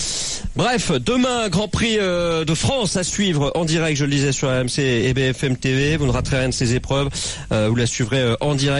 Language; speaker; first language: French; native; French